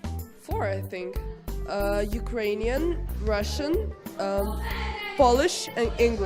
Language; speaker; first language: English; non-native, fluent; Russian